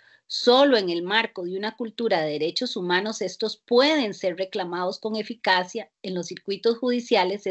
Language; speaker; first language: Spanish; native; Spanish